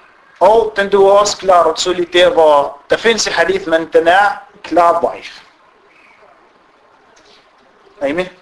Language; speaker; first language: Danish; non-native, fluent; Arabic